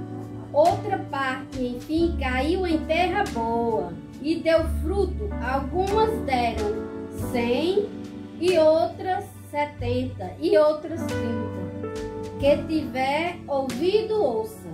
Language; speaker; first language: Portuguese; native; Portuguese